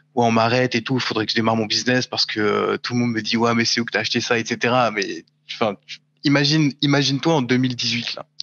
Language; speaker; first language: French; native; French